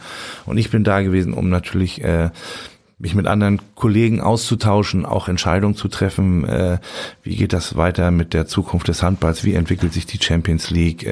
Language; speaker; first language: German; native; German